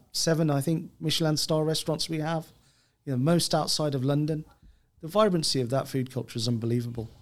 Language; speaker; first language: English; native; English